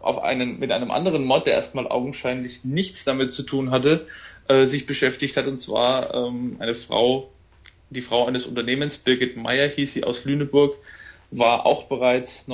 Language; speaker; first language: German; native; German